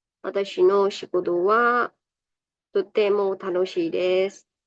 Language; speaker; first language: Japanese; non-native, fluent; Burmese